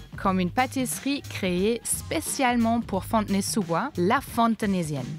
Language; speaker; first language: French; non-native, fluent; German